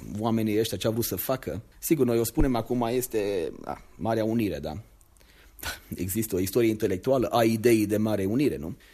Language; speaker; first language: Romanian; native; Romanian